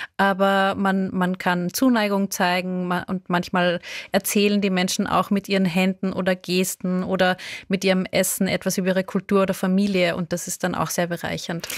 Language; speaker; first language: German; native; German